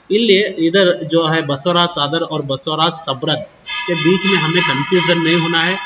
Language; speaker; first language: Hindi; non-native, local second language; Kannada